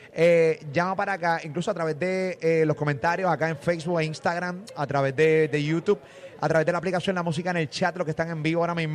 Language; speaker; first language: Spanish; native; Spanish